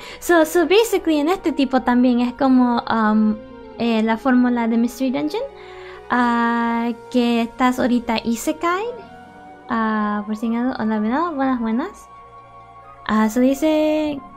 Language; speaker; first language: Spanish; early bilingual, heritage; Spanish